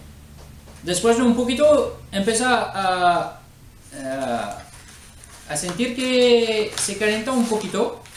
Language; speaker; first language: Spanish; non-native, learner; French